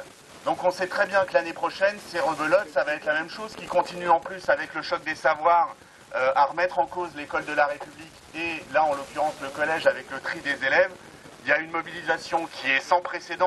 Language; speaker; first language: French; native; French